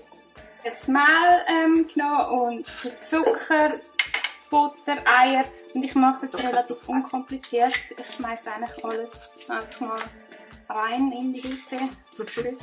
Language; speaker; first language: German; native; German